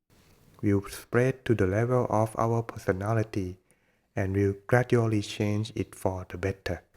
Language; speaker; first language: English; non-native, fluent; Thai